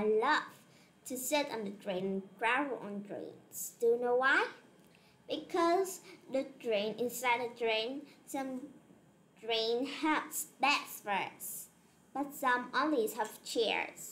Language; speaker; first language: English; non-native, learner; Vietnamese